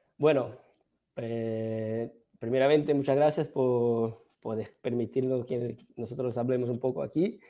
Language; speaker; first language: Spanish; non-native, fluent; Portuguese